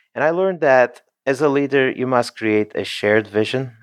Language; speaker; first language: English; non-native, fluent; Turkish